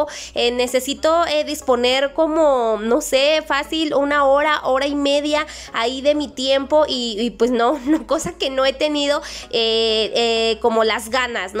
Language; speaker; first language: Spanish; native; Spanish